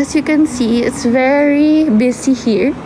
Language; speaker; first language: English; non-native, local second language; Filipino